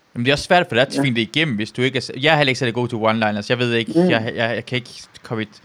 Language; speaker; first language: Danish; non-native, fluent; Persian